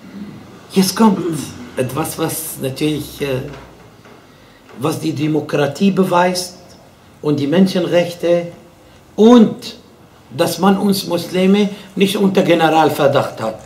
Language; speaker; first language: German; non-native, fluent; Arabic